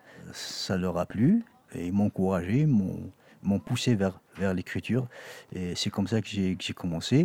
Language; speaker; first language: French; non-native, local second language; Kabyle